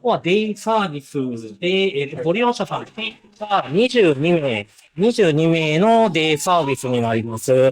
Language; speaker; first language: Japanese; native; Japanese